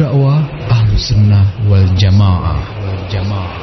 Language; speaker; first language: Arabic; non-native, learner; Indonesian